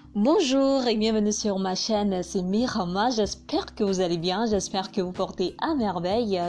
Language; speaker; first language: French; non-native, local second language; Hausa